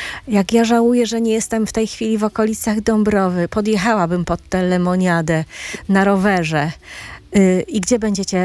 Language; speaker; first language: Polish; native; Polish